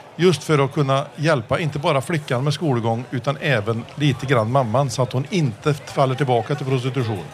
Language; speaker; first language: Swedish; early bilingual, heritage; Swedish